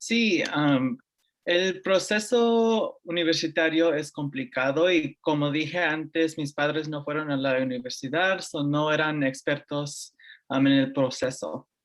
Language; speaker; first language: Spanish; early bilingual, heritage; Spanish